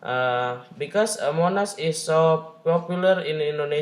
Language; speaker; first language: English; non-native, learner; Indonesian